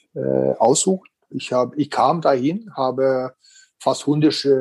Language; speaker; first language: German; non-native, fluent; Norwegian